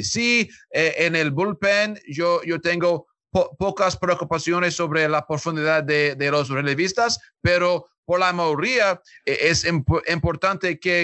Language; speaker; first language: Spanish; non-native, learner; English